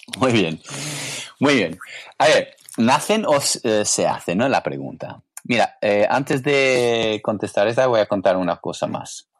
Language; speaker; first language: Spanish; non-native, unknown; English